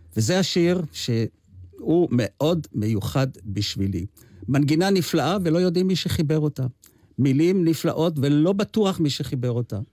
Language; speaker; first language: Hebrew; native; Hebrew